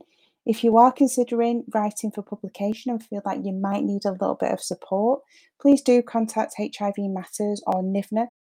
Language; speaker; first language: English; native; English